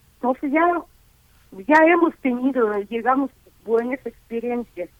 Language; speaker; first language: Spanish; non-native, fluent; Russian